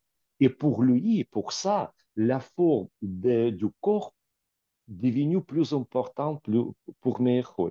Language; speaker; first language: French; non-native, fluent; Russian